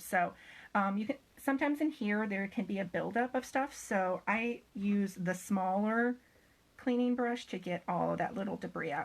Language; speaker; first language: English; native; English